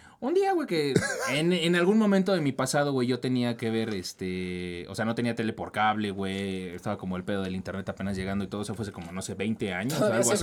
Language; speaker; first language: Spanish; native; Spanish